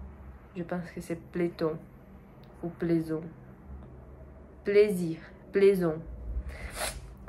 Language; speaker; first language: French; non-native, learner; Portuguese